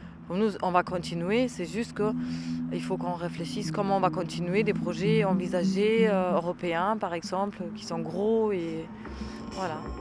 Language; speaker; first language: French; non-native, fluent; German